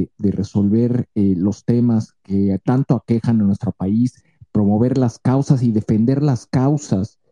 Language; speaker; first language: Spanish; native; Spanish